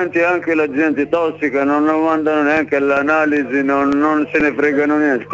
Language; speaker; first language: Italian; non-native, learner; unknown